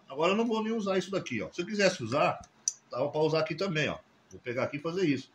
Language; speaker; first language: Portuguese; native; Portuguese